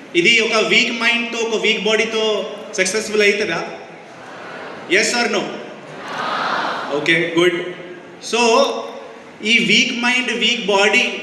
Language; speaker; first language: Telugu; non-native, fluent; Hindi